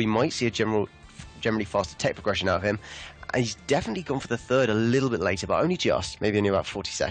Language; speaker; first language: English; native; English